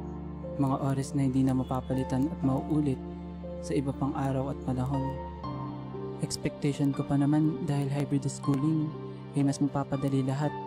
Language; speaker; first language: Filipino; native; Filipino